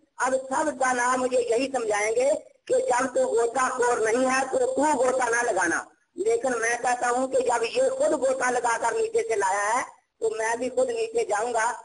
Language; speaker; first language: Urdu; non-native, local second language; Punjabi